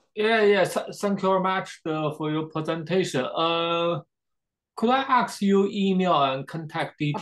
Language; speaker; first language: English; non-native, learner; Chinese